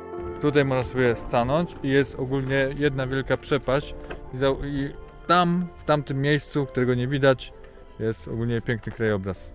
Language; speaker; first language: Polish; native; Polish